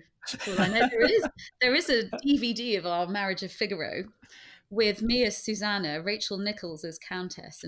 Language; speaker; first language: English; native; English